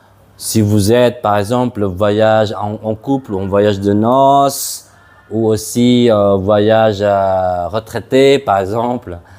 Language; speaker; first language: French; non-native, fluent; Madurese